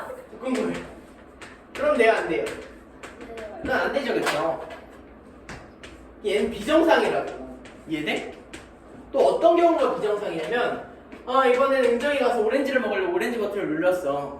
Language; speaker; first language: Korean; native; Korean